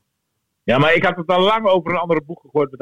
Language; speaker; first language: Dutch; native; Dutch